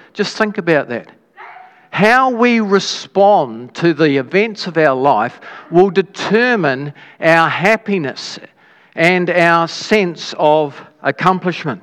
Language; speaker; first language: English; native; English